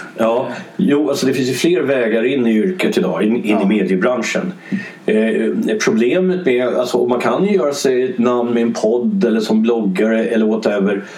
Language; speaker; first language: Swedish; early bilingual, other home language; English